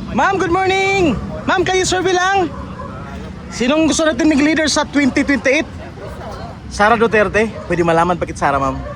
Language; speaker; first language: Filipino; native; Filipino